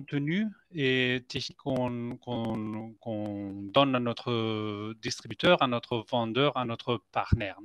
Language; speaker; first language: French; non-native, fluent; Spanish